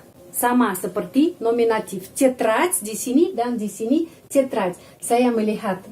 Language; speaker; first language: Indonesian; non-native, fluent; Russian